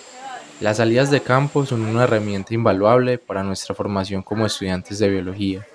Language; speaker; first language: Spanish; native; Spanish